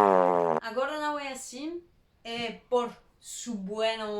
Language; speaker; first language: Portuguese; non-native, learner; Danish